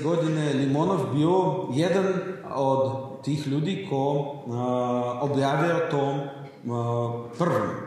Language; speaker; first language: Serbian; non-native, learner; Russian